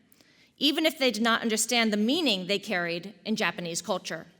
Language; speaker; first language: English; native; English